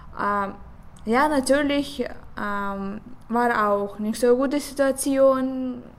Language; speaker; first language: German; non-native, learner; Russian